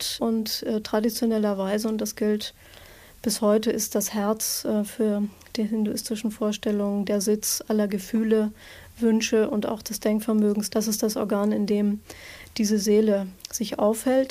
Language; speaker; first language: German; native; German